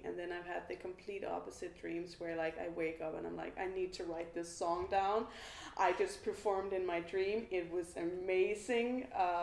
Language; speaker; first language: English; non-native, fluent; Danish